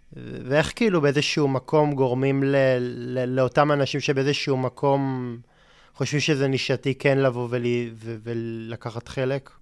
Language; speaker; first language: Hebrew; native; Hebrew